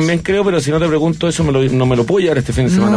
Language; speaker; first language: Spanish; native; Spanish